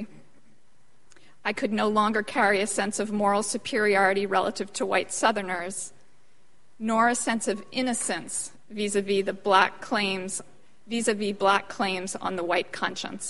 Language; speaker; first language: English; native; English